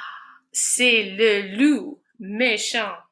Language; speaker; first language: French; non-native, fluent; English